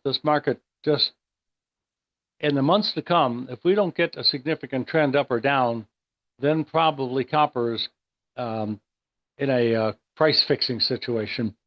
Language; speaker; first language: English; native; English